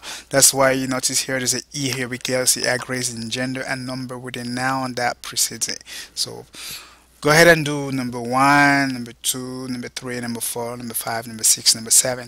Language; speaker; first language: English; non-native, fluent; French